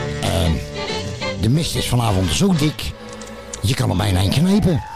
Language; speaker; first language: Dutch; native; Dutch